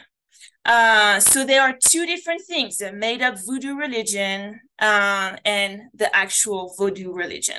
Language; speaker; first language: English; non-native, fluent; French